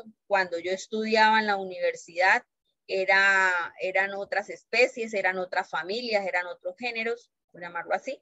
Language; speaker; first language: Spanish; native; Spanish